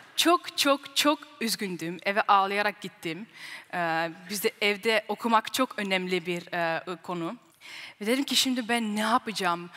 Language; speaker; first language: Turkish; early bilingual, heritage; Turkish